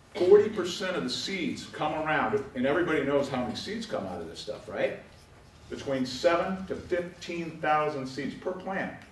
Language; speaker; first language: English; native; English